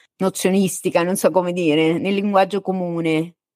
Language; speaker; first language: Italian; native; Italian